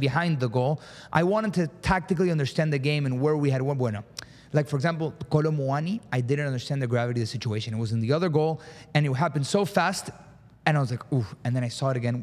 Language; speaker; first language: English; early bilingual, other home language; Spanish